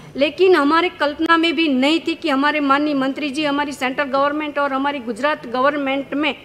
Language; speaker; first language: Hindi; non-native, local second language; Gujarati